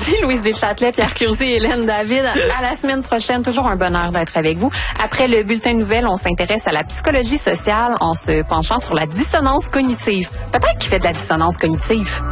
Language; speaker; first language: French; native; French